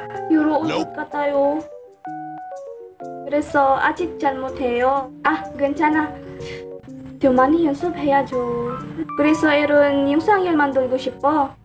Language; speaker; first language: Korean; non-native, learner; Cebuano